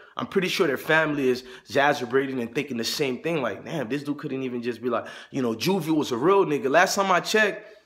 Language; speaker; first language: English; native; English